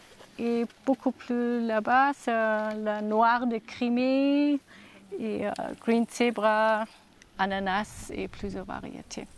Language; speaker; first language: French; non-native, learner; German